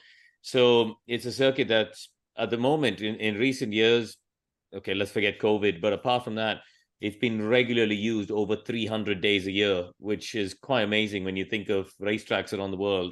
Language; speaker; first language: English; non-native, local second language; Tamil